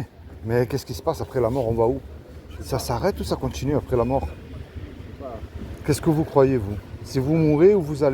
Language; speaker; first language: French; native; French